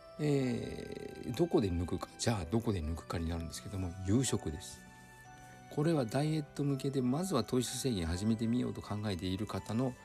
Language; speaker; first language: Japanese; native; Japanese